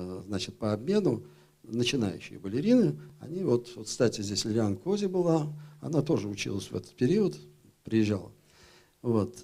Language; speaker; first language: Russian; native; Russian